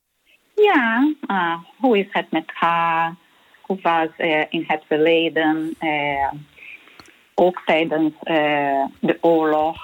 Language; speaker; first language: Dutch; non-native, learner; Portuguese